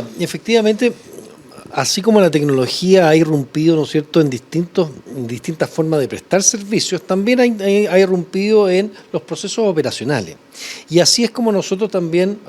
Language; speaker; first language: Spanish; native; Spanish